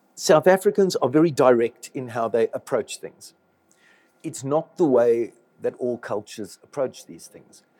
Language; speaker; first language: English; native; English